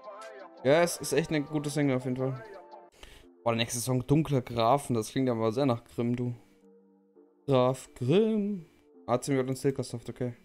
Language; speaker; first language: German; native; German